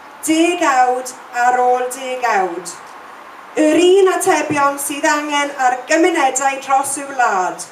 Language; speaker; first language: Welsh; non-native, local second language; English